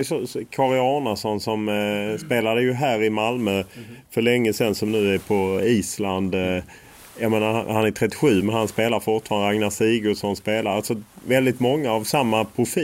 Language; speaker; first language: Swedish; native; Swedish